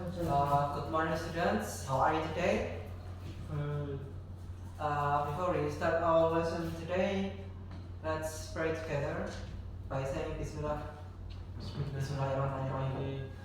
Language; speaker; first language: English; non-native, learner; Indonesian